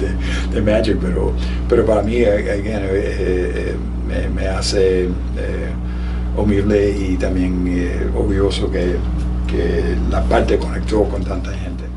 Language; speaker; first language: Spanish; early bilingual, heritage; Spanish